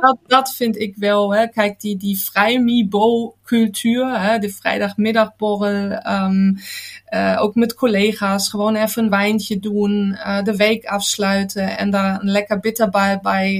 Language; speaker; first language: Dutch; non-native, fluent; German